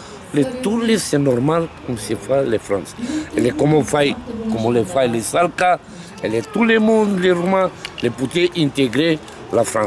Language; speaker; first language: French; non-native, learner; Romanian